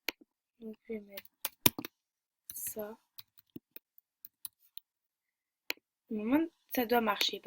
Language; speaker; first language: French; native; French